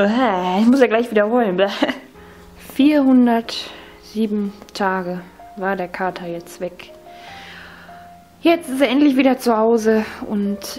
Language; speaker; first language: German; native; German